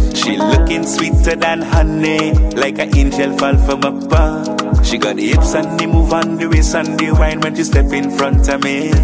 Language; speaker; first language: English; native; English